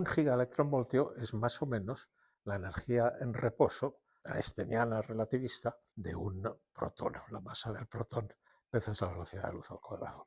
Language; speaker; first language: Spanish; native; Spanish